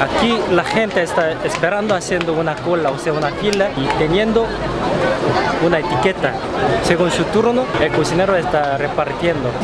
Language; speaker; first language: Spanish; non-native, fluent; Korean